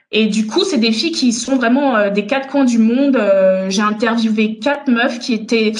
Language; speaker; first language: French; native; French